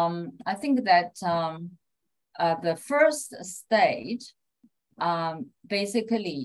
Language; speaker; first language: English; non-native, fluent; Chinese